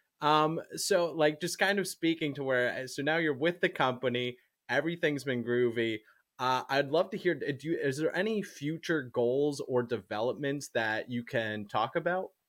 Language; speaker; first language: English; native; English